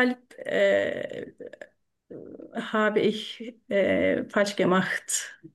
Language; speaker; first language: German; non-native, learner; Turkish